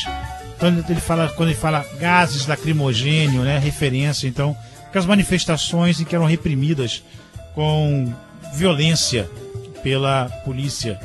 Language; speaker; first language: Portuguese; native; Portuguese